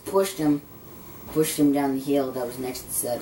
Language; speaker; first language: English; native; English